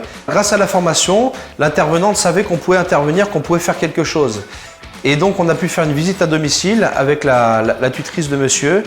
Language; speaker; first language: French; native; French